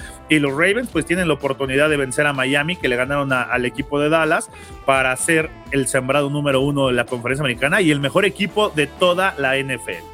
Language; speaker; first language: Spanish; native; Spanish